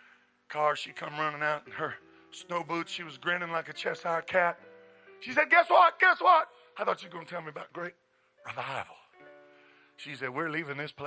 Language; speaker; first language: English; native; English